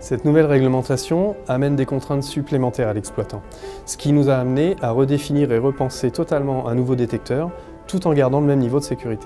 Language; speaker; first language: French; native; French